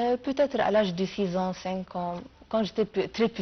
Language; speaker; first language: French; non-native, fluent; Arabic